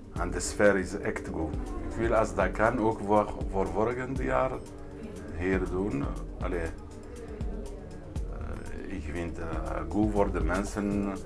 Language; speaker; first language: Dutch; non-native, learner; Arabic